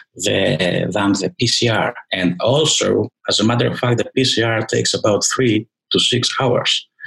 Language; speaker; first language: English; non-native, fluent; Greek